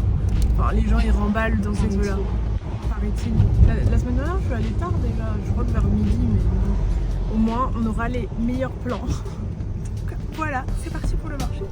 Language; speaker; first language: French; native; French